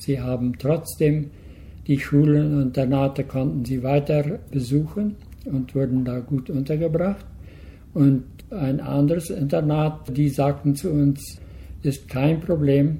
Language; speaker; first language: German; early bilingual, heritage; Low German